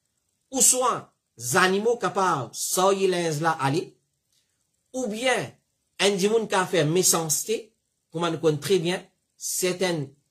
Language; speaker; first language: French; non-native, local second language; Morisyen